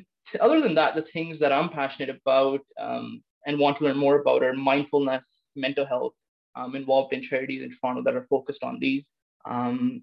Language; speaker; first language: English; non-native, local second language; Punjabi